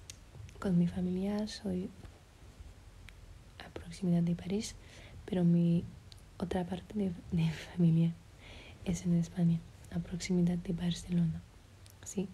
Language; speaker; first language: Spanish; early bilingual, heritage; French